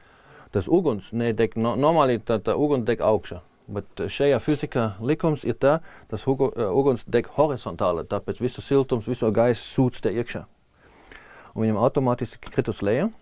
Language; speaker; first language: Latvian; non-native, learner; German